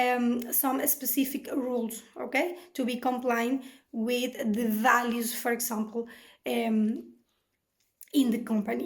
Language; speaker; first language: English; non-native, fluent; Spanish